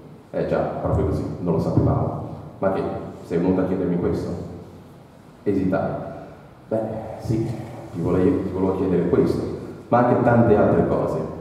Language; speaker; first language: Italian; native; Italian